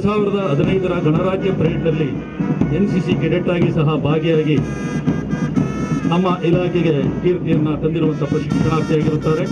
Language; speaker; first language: Kannada; native; Kannada